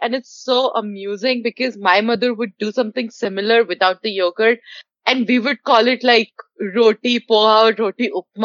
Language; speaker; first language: English; non-native, local second language; Hindi